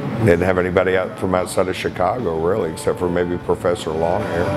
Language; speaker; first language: English; native; English